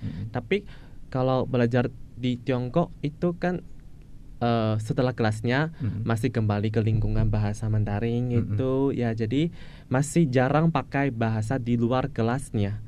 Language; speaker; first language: Indonesian; non-native, fluent; Chinese